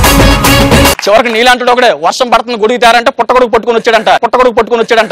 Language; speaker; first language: Telugu; native; Telugu